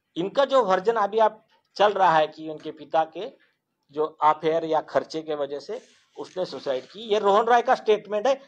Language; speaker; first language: Hindi; non-native, local second language; Marathi